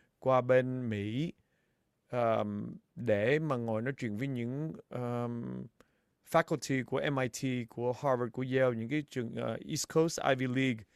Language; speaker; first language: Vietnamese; early bilingual, heritage; Vietnamese